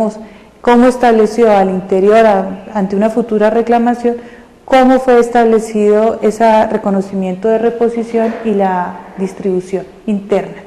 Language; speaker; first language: Spanish; native; Spanish